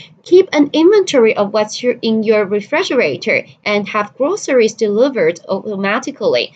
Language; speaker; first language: English; non-native, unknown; Chinese